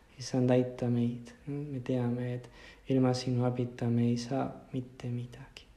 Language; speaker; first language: Estonian; non-native, fluent; Spanish